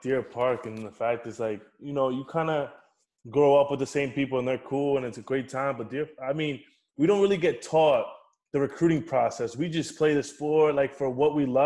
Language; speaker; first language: English; native; English